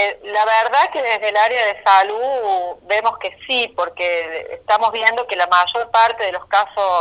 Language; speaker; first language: Spanish; native; Spanish